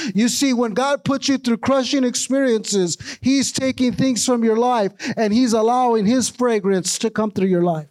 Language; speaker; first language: English; native; English